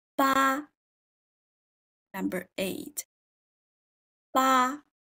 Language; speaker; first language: English; non-native, fluent; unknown